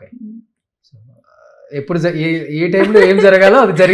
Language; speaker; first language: Telugu; native; Telugu